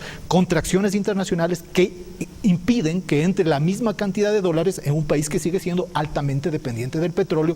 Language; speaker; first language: Spanish; native; Spanish